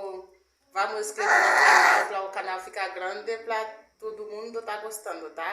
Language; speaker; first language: Portuguese; non-native, learner; Haitian Creole